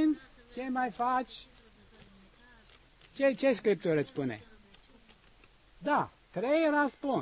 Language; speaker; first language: Romanian; non-native, learner; English